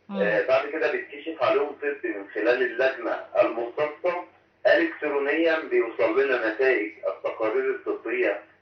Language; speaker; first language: Arabic; native; Arabic